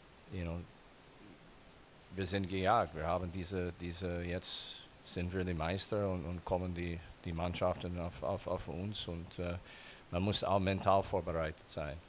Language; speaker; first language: German; non-native, fluent; English